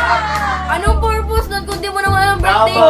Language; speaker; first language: Filipino; native; Filipino